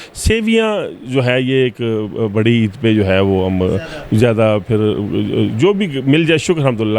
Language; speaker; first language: Urdu; non-native, local second language; Pashto